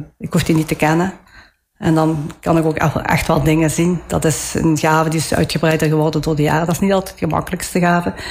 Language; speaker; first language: Dutch; early bilingual, other home language; Italian